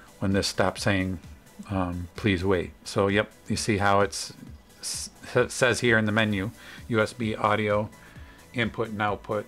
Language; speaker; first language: English; native; English